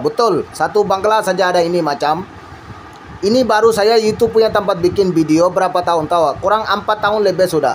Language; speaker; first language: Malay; non-native, learner; Bangla